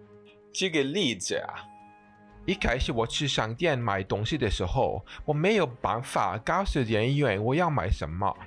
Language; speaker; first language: Chinese; non-native, fluent; English